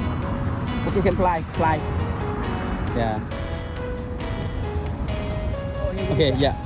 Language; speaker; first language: English; non-native, learner; Khmer